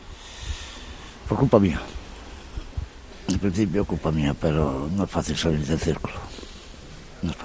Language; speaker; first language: Spanish; native; Spanish